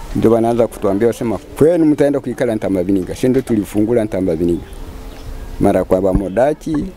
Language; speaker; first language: Swahili; non-native, local second language; Kinyarwanda